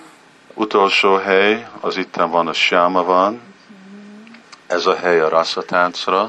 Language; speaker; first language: Hungarian; early bilingual, heritage; Hungarian